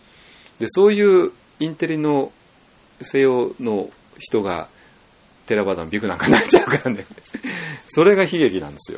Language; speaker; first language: Japanese; native; Japanese